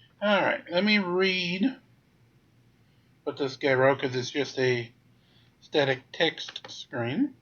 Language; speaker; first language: English; native; English